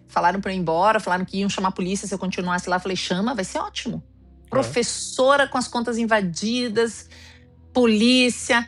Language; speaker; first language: Portuguese; native; Portuguese